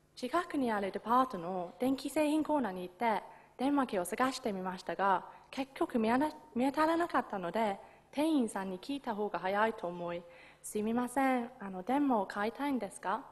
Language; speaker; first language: Japanese; non-native, fluent; English